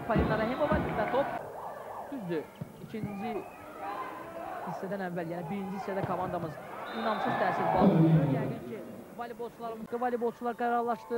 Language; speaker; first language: Azerbaijani; native; Azerbaijani